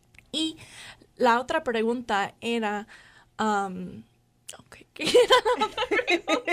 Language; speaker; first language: Spanish; non-native, learner; English